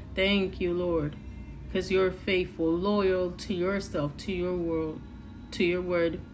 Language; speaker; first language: English; non-native, fluent; Spanish